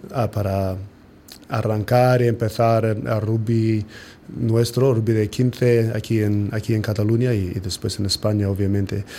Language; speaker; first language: Spanish; non-native, fluent; English